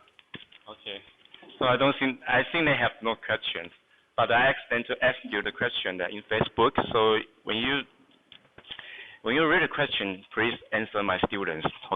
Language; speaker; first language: English; non-native, learner; Chinese